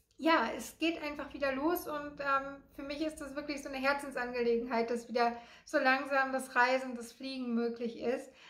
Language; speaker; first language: German; native; German